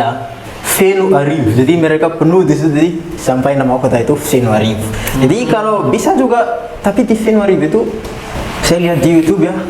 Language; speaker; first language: Indonesian; non-native, fluent; Malagasy